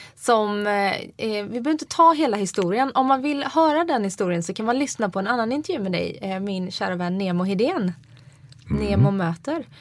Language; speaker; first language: Swedish; native; Swedish